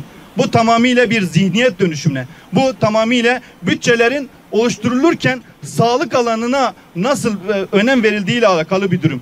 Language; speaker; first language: Turkish; native; Turkish